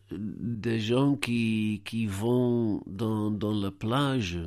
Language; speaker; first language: French; non-native, fluent; Dutch